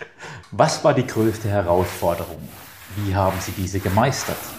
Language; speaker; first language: German; native; German